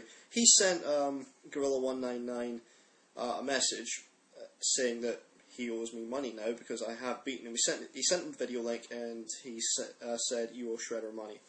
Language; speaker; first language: English; native; English